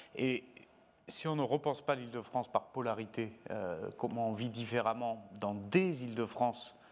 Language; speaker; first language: French; native; French